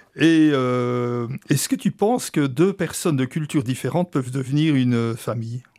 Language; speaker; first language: French; native; French